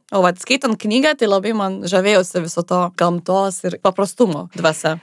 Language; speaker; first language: Lithuanian; non-native, fluent; French